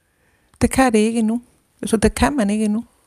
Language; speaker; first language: Danish; non-native, fluent; Spanish